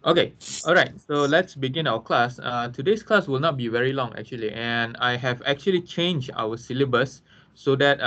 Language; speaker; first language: English; non-native, local second language; Malay